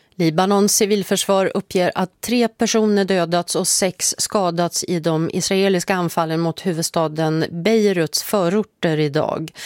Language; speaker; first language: Swedish; native; Swedish